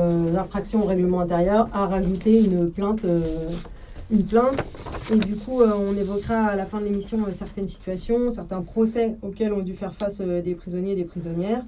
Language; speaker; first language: French; native; French